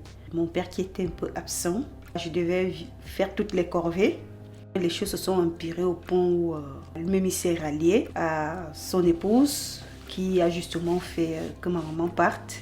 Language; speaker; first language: French; native; French